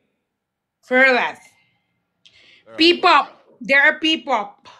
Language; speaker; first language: English; non-native, learner; Filipino